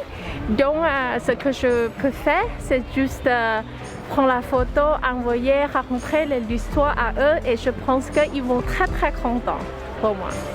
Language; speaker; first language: French; non-native, learner; Thai